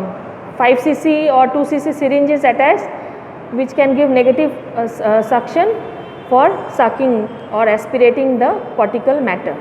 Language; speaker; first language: English; non-native, local second language; Bangla